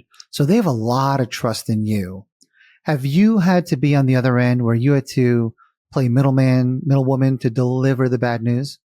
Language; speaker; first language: English; native; English